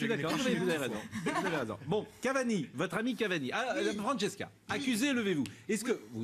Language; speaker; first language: French; native; French